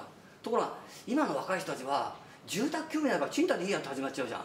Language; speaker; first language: Japanese; native; Japanese